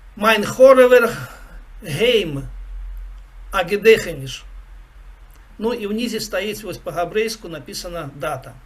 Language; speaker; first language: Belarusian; non-native, local second language; Russian